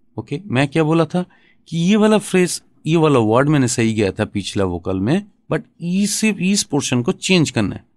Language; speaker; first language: Hindi; non-native, local second language; Bangla